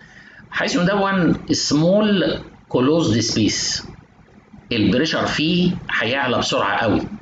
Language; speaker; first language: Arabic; native; Arabic